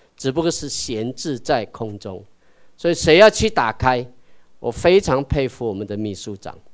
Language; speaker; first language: Chinese; native; Chinese